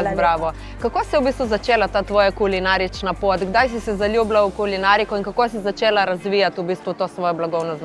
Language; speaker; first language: Slovenian; native; Slovenian